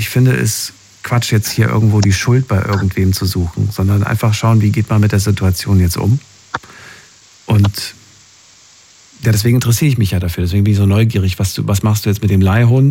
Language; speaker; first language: German; native; German